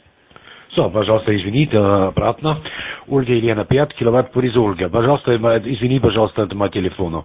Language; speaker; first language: Russian; non-native, learner; German